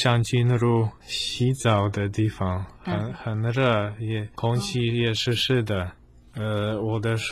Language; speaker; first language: Chinese; non-native, fluent; Polish